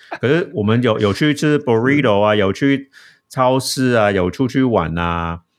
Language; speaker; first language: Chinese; early bilingual, heritage; Chinese